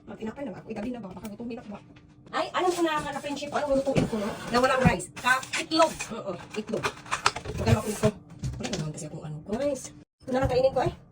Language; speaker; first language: Filipino; non-native, local second language; Cebuano